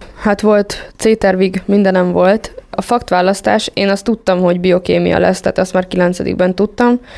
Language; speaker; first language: Hungarian; native; Hungarian